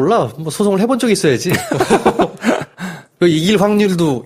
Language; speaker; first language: Korean; native; Korean